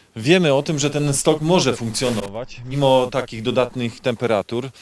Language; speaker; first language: Polish; native; Polish